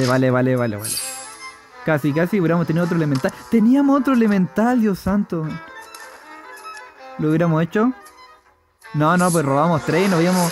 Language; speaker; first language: Spanish; native; Spanish